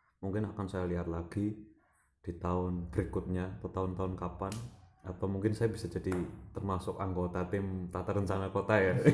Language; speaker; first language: Indonesian; non-native, local second language; Javanese